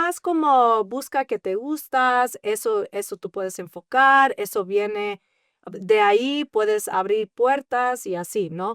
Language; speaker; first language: Spanish; early bilingual, heritage; English